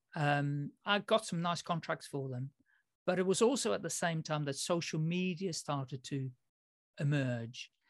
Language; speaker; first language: English; early bilingual, other home language; Dutch